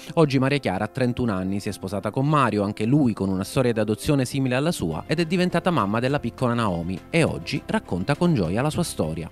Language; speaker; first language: Italian; native; Italian